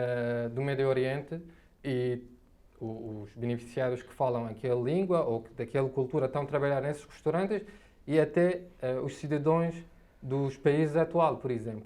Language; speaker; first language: Portuguese; non-native, fluent; Arabic